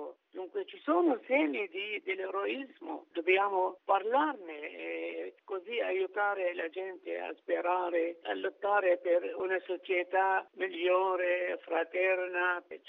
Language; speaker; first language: Italian; non-native, fluent; Arabic